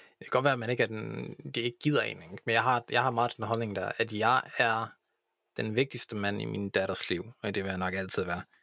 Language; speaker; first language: Danish; early bilingual, other home language; English